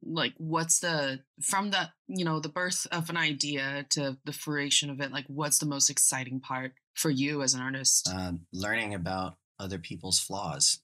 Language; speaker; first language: English; non-native, fluent; Chinese